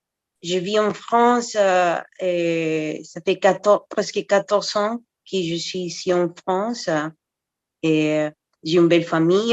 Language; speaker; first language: French; non-native, fluent; Spanish